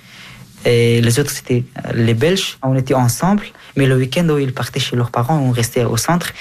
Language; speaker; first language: French; early bilingual, other home language; Persian